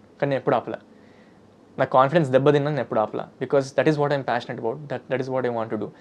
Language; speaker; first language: Telugu; early bilingual, heritage; Telugu